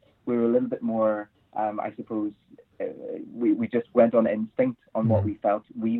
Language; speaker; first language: English; native; English